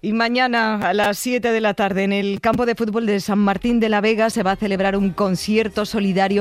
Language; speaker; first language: Spanish; native; Spanish